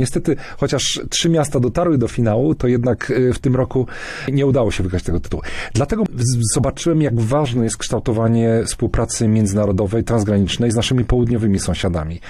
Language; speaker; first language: Polish; native; Polish